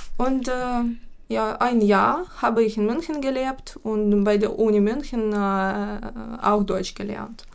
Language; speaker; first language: German; non-native, learner; Ukrainian